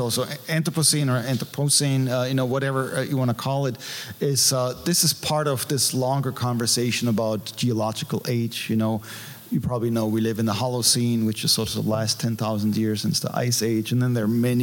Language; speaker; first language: English; non-native, fluent; German